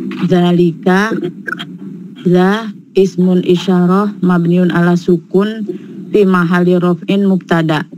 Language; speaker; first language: Arabic; non-native, learner; Indonesian